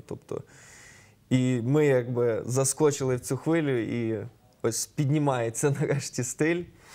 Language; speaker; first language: Ukrainian; native; Ukrainian